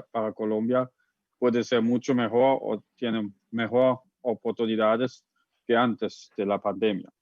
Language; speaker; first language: Spanish; non-native, fluent; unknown